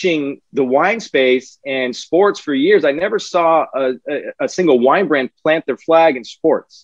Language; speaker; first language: English; native; English